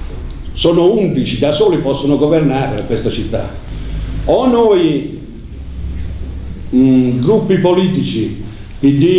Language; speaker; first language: Italian; native; Italian